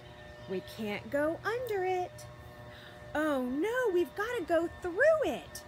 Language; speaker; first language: English; native; English